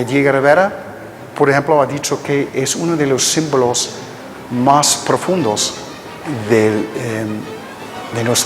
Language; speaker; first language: Spanish; non-native, fluent; English